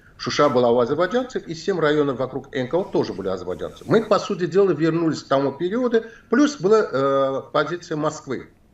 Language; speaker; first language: Russian; non-native, local second language; Azerbaijani